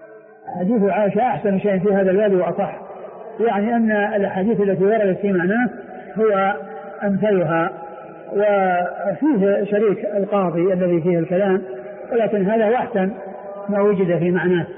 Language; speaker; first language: Arabic; native; Arabic